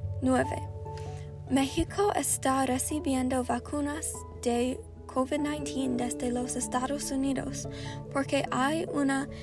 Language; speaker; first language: Spanish; non-native, learner; English